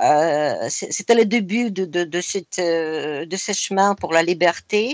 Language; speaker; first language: French; non-native, fluent; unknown